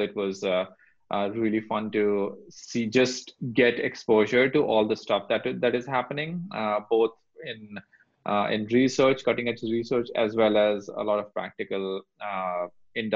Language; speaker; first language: English; non-native, local second language; Hindi